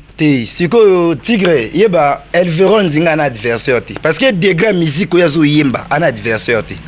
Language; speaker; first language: Lingala; native; Lingala